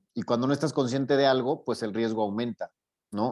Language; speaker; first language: Spanish; native; Spanish